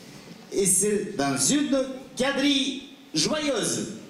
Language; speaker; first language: French; non-native, fluent; Russian